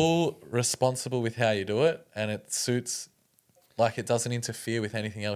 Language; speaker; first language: English; native; English